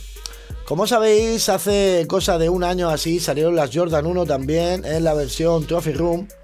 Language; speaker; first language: Spanish; native; Spanish